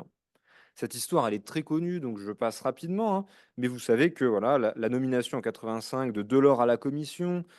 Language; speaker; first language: French; native; French